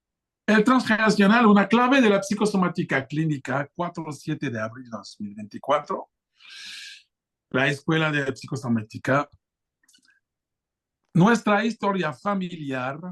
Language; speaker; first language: Spanish; non-native, fluent; French